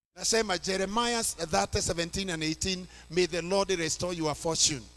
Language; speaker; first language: English; non-native, local second language; Swahili